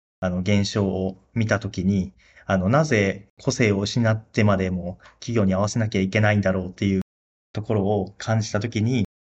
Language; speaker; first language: Japanese; native; Japanese